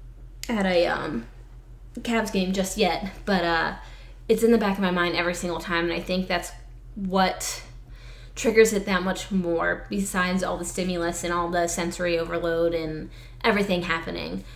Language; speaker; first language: English; native; English